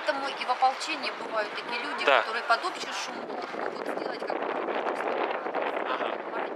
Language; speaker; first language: Russian; native; Russian